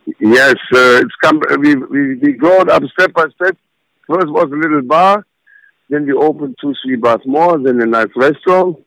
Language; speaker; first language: English; non-native, fluent; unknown